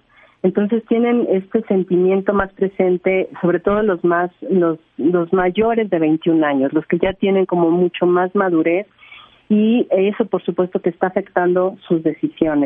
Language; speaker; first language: Spanish; native; Spanish